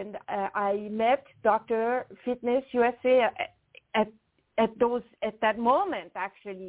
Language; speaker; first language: English; non-native, fluent; French